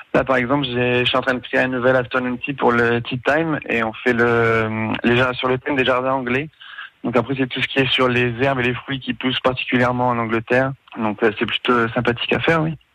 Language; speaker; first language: French; native; French